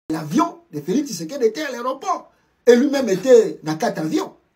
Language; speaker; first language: French; non-native, local second language; Lingala